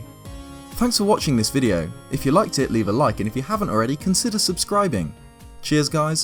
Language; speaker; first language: English; native; English